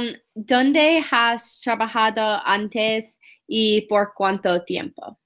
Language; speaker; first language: Spanish; non-native, learner; English